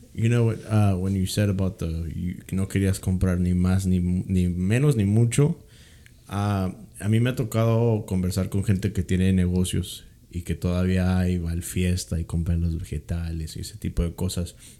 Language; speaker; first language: Spanish; early bilingual, heritage; Spanish